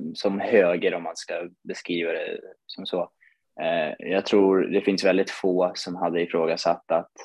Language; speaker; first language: Swedish; early bilingual, other home language; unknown